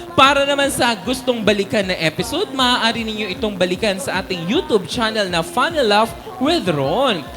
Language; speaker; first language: Filipino; native; Filipino